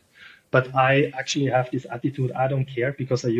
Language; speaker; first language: English; non-native, fluent; German